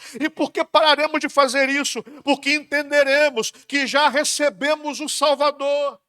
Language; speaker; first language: Portuguese; native; Portuguese